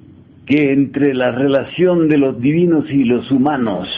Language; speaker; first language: Spanish; native; Spanish